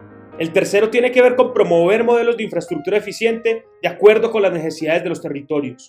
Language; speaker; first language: Spanish; native; Spanish